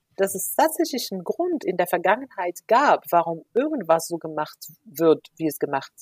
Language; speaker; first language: German; non-native, fluent; Arabic